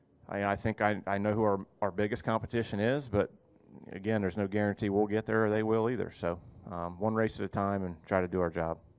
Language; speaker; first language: English; native; English